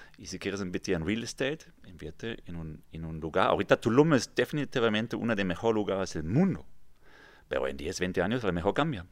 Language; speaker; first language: Spanish; non-native, fluent; German